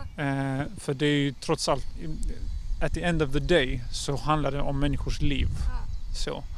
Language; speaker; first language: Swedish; native; Swedish